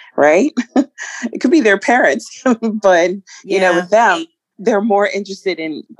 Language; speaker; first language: English; early bilingual, other home language; Ibibio